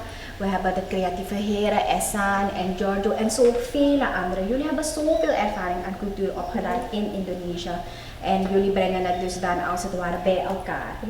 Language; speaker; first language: Dutch; native; Dutch